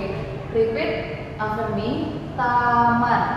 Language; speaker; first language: English; non-native, learner; Indonesian